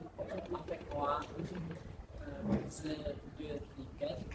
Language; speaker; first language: French; non-native, learner; Indonesian